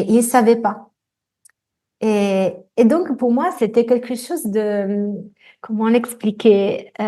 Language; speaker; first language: French; non-native, fluent; Italian